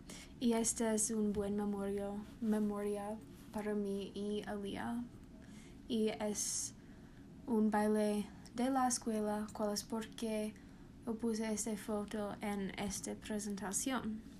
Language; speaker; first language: Spanish; non-native, learner; English